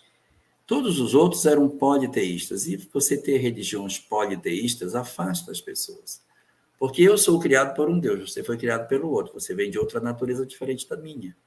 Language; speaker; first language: Portuguese; native; Portuguese